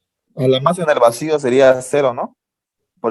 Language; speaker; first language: Spanish; native; Spanish